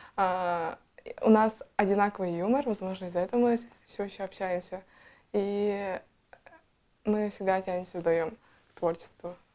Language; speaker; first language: Russian; native; Russian